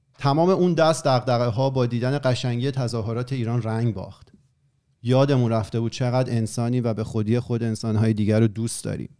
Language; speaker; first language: Persian; native; Persian